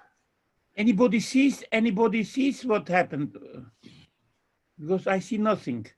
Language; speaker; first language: English; non-native, fluent; Russian